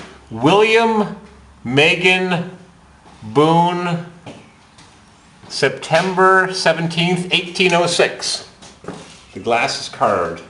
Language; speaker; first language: English; native; English